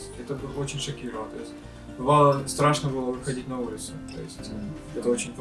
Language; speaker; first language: Russian; native; Russian